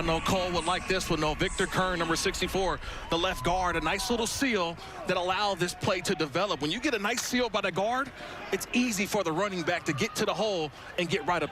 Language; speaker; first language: English; native; English